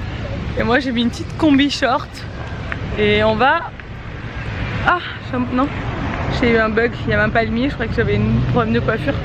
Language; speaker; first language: French; native; French